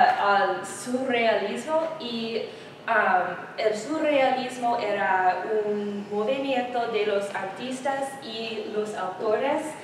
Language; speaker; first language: Spanish; non-native, learner; English